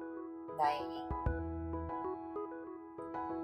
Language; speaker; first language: Vietnamese; non-native, learner; Chinese